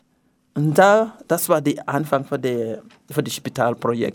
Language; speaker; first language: German; non-native, learner; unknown